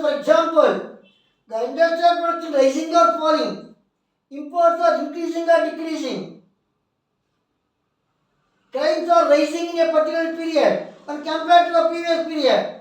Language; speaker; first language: English; non-native, local second language; Telugu